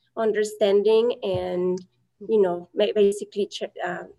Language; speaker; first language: English; non-native, fluent; Spanish